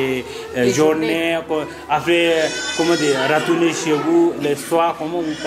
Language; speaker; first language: French; non-native, learner; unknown